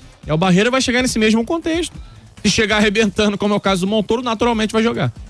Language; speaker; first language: Portuguese; native; Portuguese